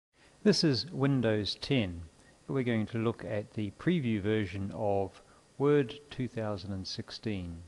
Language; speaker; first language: English; native; English